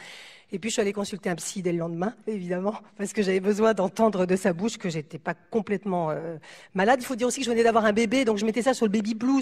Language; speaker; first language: French; native; French